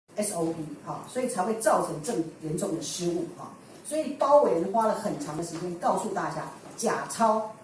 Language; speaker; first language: Chinese; native; Chinese